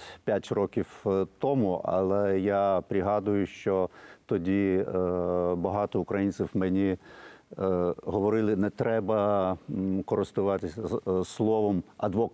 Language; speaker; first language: Ukrainian; non-native, fluent; Lithuanian